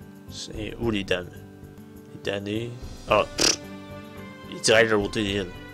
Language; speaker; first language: French; native; French